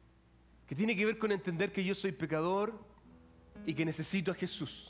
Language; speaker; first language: Spanish; native; Spanish